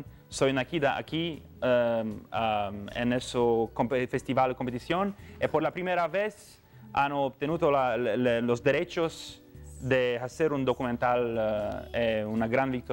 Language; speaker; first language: Spanish; non-native, learner; Romanian